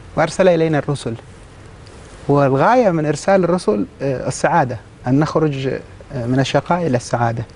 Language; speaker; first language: Arabic; native; Arabic